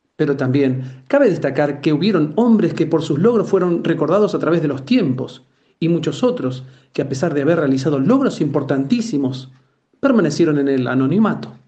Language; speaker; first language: Spanish; native; Spanish